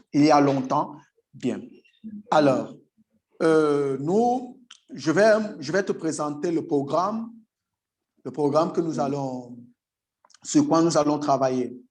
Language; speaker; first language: French; native; French